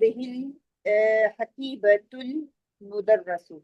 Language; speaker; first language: Arabic; non-native, learner; Urdu